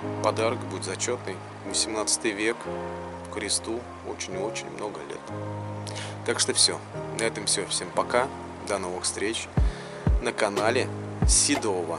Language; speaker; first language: Russian; native; Russian